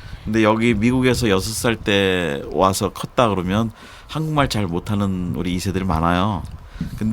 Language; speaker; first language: Korean; native; Korean